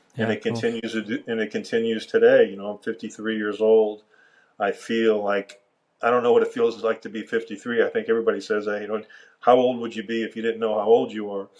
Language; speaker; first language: English; native; English